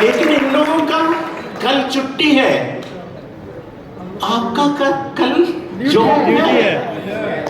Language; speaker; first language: Hindi; non-native, learner; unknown